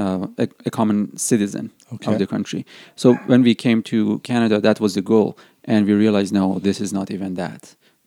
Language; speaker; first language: English; non-native, fluent; Persian